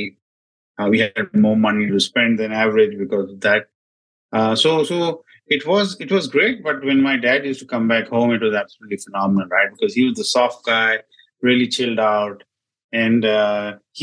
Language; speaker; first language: English; non-native, local second language; Hindi